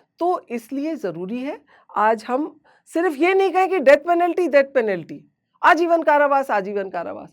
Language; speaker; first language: Hindi; native; Hindi